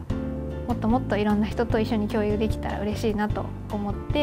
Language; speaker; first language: Japanese; native; Japanese